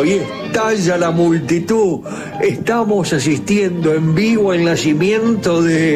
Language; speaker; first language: Spanish; native; Spanish